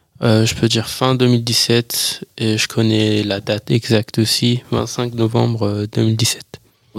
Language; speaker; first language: French; early bilingual, other home language; Persian